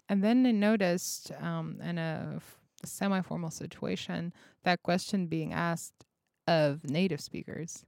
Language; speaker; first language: English; non-native, fluent; Russian